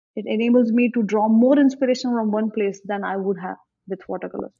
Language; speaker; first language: English; non-native, local second language; Marathi